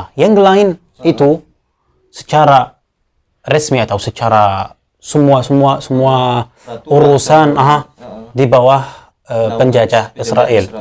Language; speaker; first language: Indonesian; non-native, fluent; Arabic